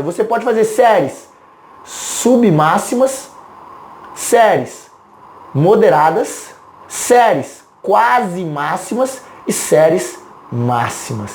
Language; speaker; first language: Portuguese; native; Portuguese